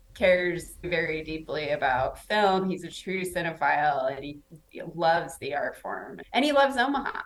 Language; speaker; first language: English; native; English